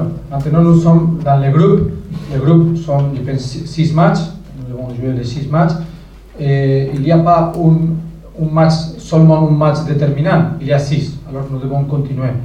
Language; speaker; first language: French; non-native, fluent; Spanish